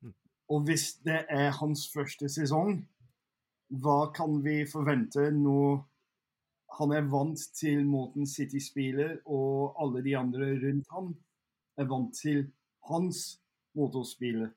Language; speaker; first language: Norwegian; non-native, fluent; English